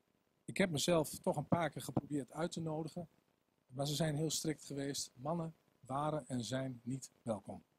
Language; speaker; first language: Dutch; native; Dutch